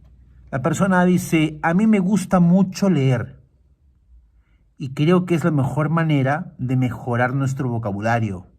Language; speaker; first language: Spanish; non-native, fluent; Portuguese